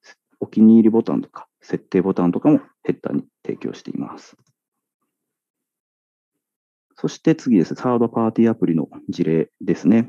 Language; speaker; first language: Japanese; native; Japanese